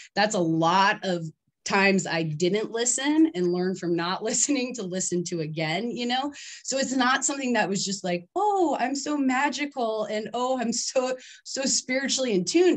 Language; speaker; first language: English; native; English